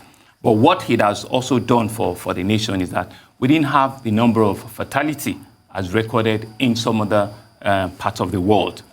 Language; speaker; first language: English; non-native, local second language; Yoruba